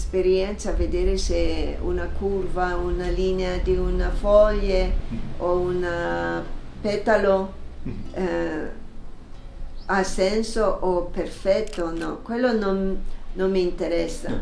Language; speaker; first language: Italian; non-native, fluent; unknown